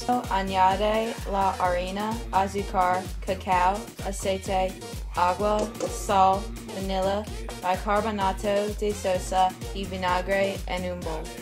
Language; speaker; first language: Spanish; non-native, learner; English